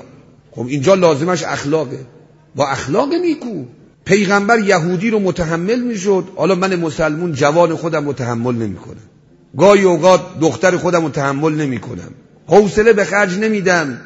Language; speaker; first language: Persian; native; Persian